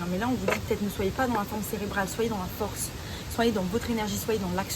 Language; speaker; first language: French; native; French